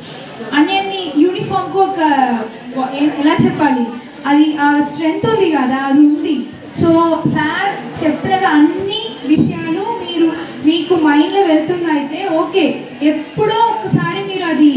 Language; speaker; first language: Telugu; non-native, local second language; Tamil